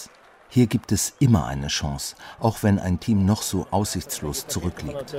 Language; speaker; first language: German; native; German